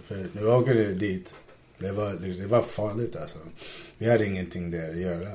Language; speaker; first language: Swedish; early bilingual, heritage; Swedish